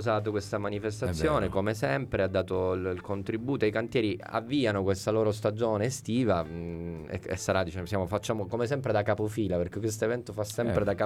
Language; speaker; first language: Italian; native; Italian